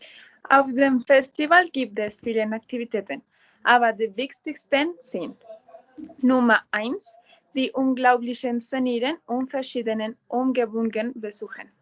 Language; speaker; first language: German; non-native, learner; Spanish